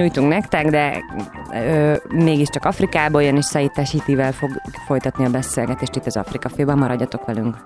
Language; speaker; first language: Hungarian; native; Hungarian